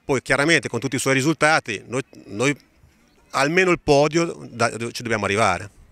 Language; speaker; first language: Italian; native; Italian